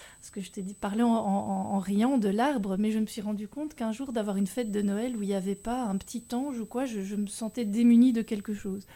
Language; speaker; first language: French; native; French